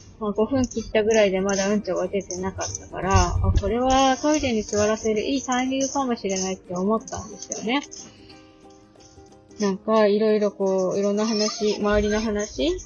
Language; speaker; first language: Japanese; native; Japanese